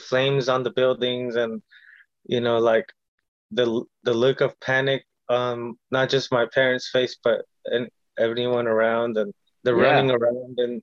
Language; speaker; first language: English; early bilingual, other home language; Spanish